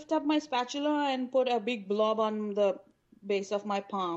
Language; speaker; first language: English; non-native, local second language; Urdu